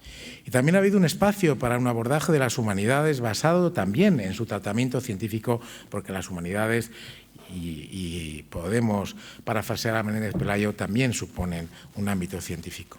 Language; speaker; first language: Spanish; native; Spanish